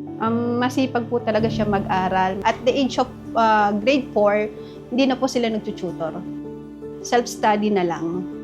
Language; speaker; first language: Filipino; native; Filipino